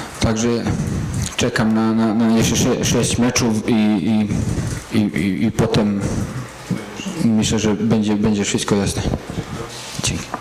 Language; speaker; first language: Polish; non-native, fluent; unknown